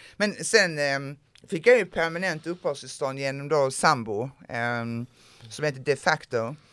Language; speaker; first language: Swedish; native; Swedish